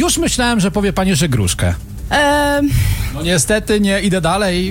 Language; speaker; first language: Polish; native; Polish